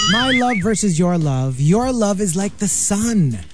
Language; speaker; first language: English; non-native, local second language; Filipino